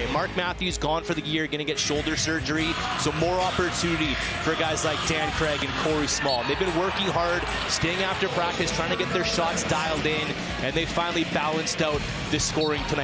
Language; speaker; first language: English; native; English